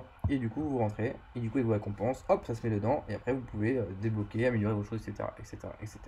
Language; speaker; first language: French; native; French